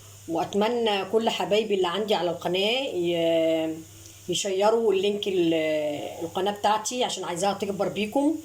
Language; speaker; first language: Arabic; native; Arabic